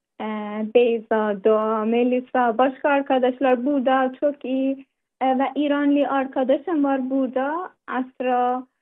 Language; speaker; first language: Turkish; non-native, learner; Persian